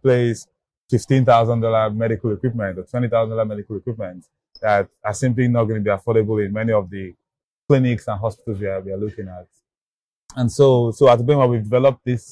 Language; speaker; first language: English; non-native, local second language; Igbo